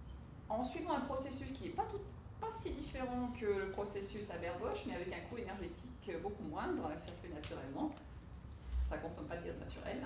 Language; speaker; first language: French; native; French